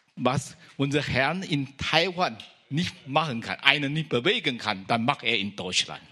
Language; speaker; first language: German; non-native, fluent; Chinese